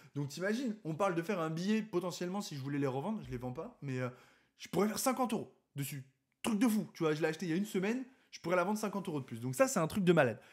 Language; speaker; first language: French; native; French